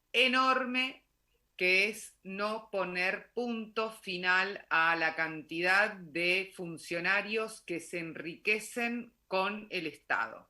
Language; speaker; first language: Spanish; native; Spanish